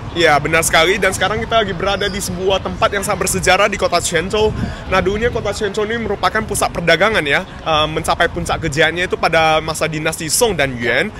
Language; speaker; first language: Indonesian; native; Indonesian